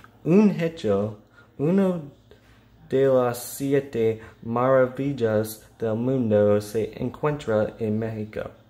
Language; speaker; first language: Spanish; non-native, learner; English